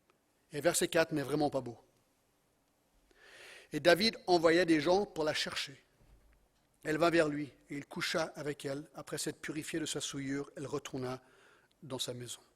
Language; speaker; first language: French; non-native, fluent; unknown